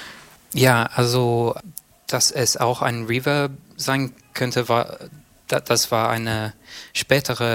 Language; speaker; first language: German; non-native, learner; English